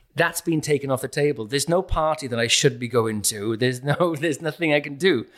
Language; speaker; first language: English; native; English